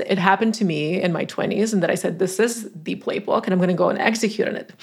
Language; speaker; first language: English; non-native, fluent; Tajik